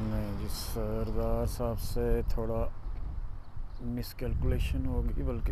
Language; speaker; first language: Urdu; non-native, local second language; Punjabi